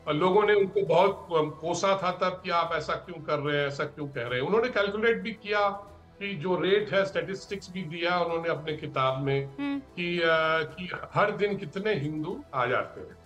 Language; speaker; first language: Hindi; native; Hindi